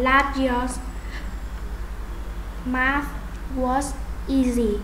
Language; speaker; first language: English; non-native, learner; Vietnamese